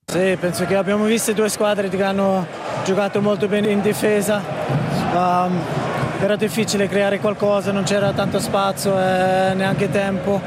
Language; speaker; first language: Italian; non-native, fluent; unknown